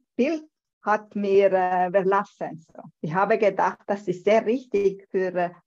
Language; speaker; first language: German; non-native, learner; Estonian